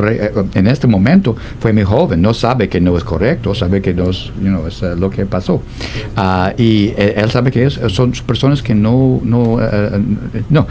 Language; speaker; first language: Spanish; non-native, fluent; English